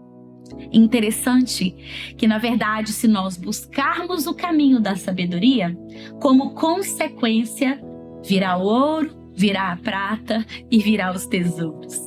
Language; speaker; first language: Portuguese; native; Portuguese